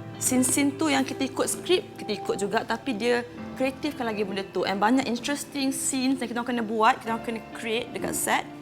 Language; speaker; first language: Malay; native; Malay